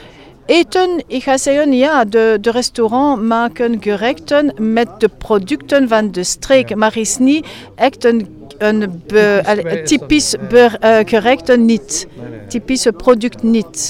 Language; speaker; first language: Dutch; non-native, local second language; French